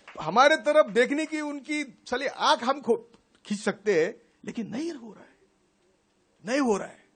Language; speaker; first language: Hindi; non-native, local second language; Marathi